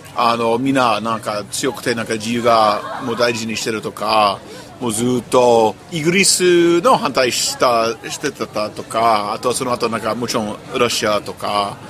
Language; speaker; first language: Japanese; non-native, fluent; English